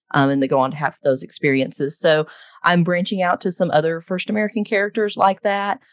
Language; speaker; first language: English; native; English